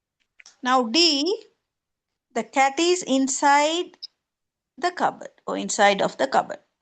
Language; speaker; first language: English; non-native, local second language; Tamil